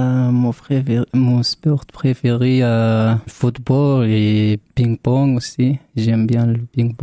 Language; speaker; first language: French; non-native, learner; Arabic